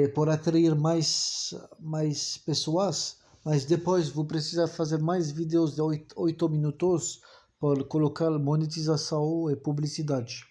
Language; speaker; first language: Portuguese; non-native, learner; French